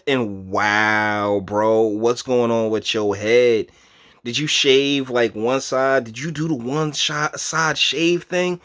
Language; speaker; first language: English; native; English